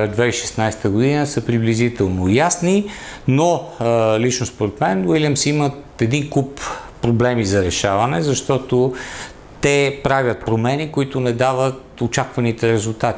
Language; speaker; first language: Bulgarian; native; Bulgarian